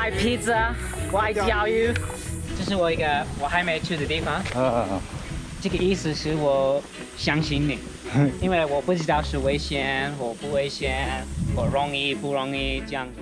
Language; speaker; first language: Chinese; non-native, learner; English